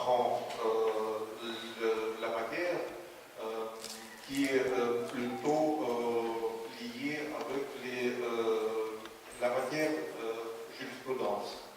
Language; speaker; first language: French; non-native, fluent; Russian